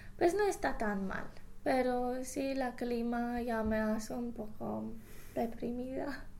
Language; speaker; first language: Spanish; non-native, fluent; Polish